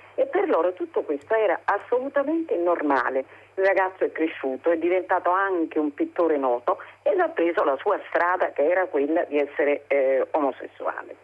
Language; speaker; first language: Italian; native; Italian